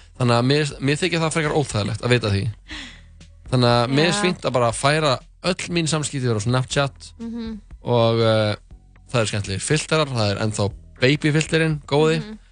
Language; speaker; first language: Icelandic; native; Icelandic